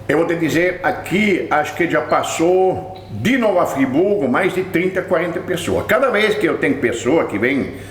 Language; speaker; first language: Portuguese; non-native, fluent; French